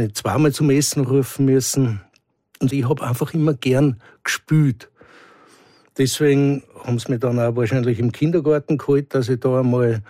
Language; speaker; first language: German; native; German